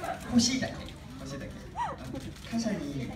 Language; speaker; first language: Japanese; non-native, learner; Korean